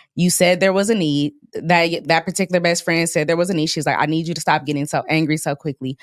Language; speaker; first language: English; native; English